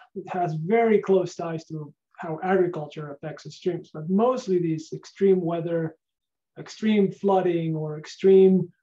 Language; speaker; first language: English; non-native, fluent; Spanish